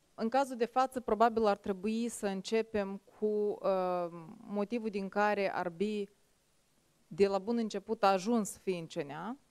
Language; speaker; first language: Romanian; native; Romanian